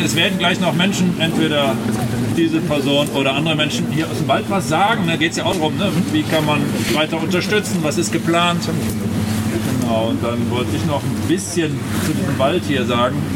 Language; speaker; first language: German; native; German